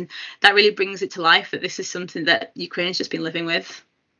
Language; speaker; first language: English; native; English